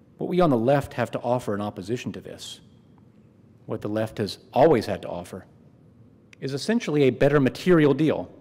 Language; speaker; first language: English; native; English